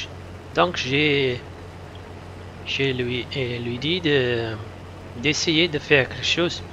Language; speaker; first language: French; non-native, fluent; Italian